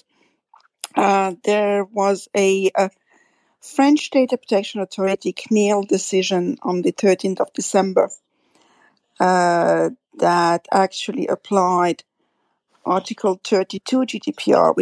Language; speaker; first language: English; non-native, fluent; French